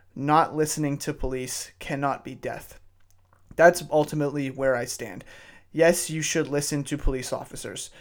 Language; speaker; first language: English; native; English